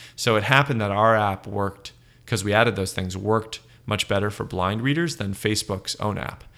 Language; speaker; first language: English; native; English